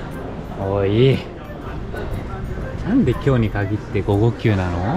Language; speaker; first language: Japanese; native; Japanese